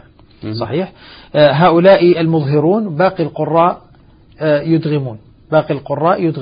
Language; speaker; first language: Arabic; native; Arabic